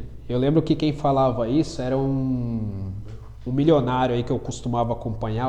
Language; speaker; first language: Portuguese; native; Portuguese